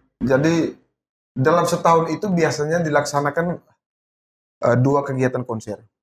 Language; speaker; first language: Indonesian; non-native, local second language; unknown